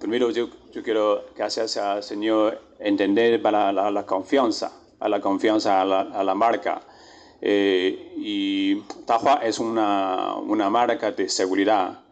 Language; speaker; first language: Spanish; non-native, learner; Chinese